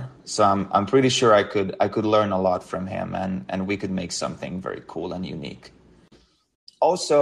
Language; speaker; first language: English; non-native, fluent; Hungarian